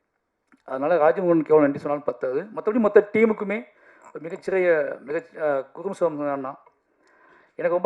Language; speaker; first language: Tamil; native; Tamil